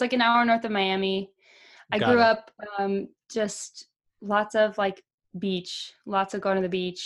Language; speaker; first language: English; early bilingual, other home language; Portuguese